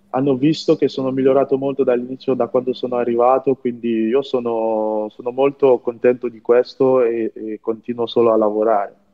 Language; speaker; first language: Italian; non-native, fluent; French